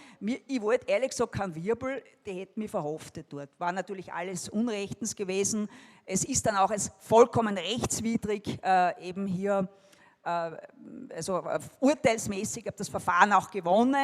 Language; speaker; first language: German; native; German